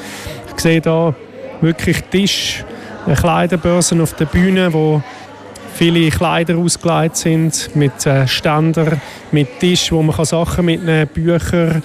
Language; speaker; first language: German; native; German